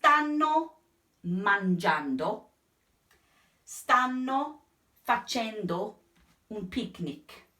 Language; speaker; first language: Italian; non-native, fluent; English